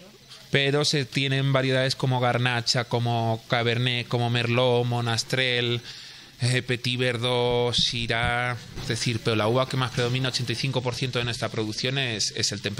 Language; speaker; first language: Spanish; native; Spanish